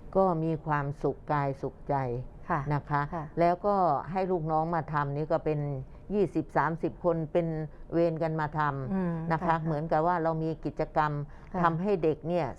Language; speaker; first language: Thai; native; Thai